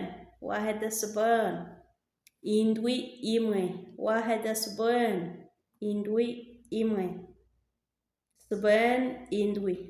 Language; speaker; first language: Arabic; non-native, learner; Rundi